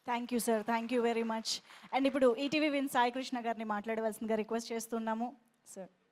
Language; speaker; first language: Telugu; native; Telugu